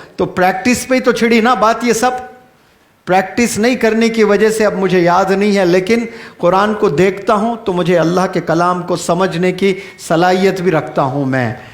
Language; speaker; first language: Urdu; native; Urdu